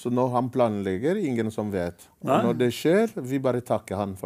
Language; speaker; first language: Norwegian; non-native, fluent; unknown